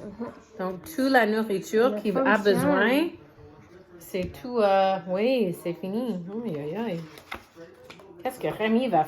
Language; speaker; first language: French; non-native, fluent; English